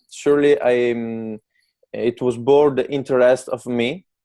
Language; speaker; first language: English; non-native, learner; Italian